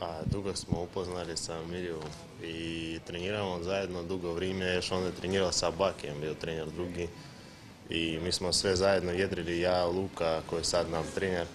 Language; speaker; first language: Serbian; non-native, learner; Russian